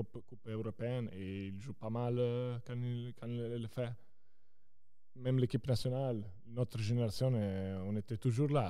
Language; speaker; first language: French; non-native, local second language; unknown